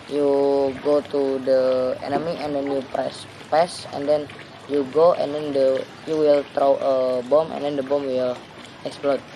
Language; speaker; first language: English; non-native, learner; Indonesian